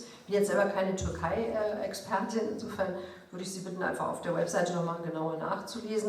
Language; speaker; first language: German; native; German